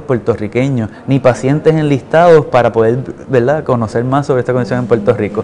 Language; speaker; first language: Spanish; native; Spanish